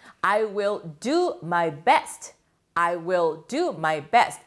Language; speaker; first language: English; non-native, fluent; Korean